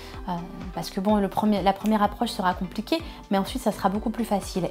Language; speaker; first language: French; native; French